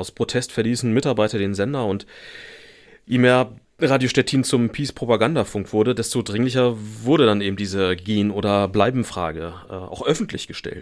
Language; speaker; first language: German; native; German